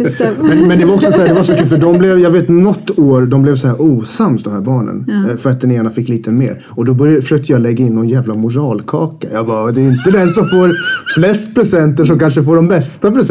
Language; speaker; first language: Swedish; native; Swedish